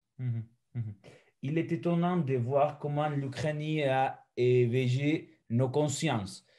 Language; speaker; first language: French; non-native, fluent; Spanish